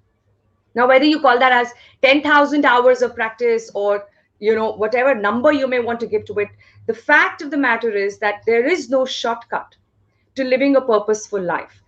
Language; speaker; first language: English; non-native, local second language; Hindi